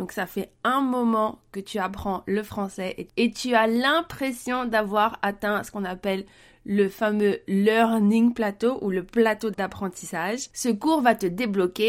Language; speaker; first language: French; native; French